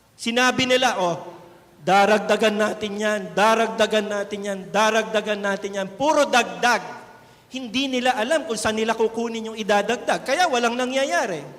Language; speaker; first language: Filipino; native; Filipino